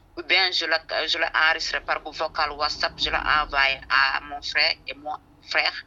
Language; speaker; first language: French; non-native, local second language; Wolof